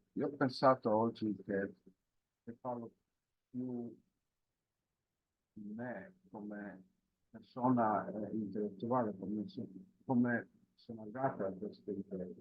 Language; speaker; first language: Italian; non-native, fluent; Polish